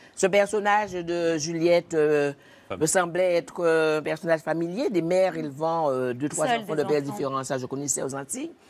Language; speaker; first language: French; native; French